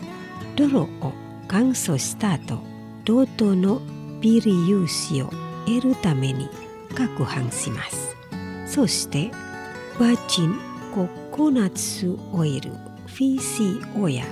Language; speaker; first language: Japanese; non-native, fluent; Indonesian